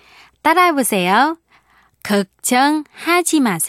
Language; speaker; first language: Korean; non-native, fluent; Vietnamese